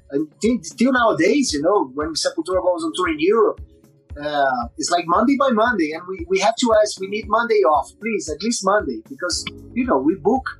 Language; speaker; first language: English; non-native, fluent; Portuguese